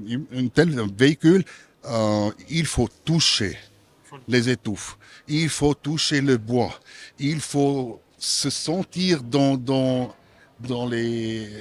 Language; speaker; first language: French; non-native, local second language; German